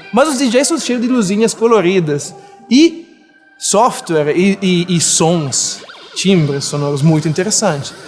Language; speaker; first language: Portuguese; non-native, fluent; Italian